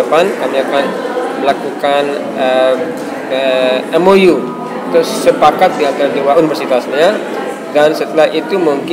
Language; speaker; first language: Indonesian; non-native, fluent; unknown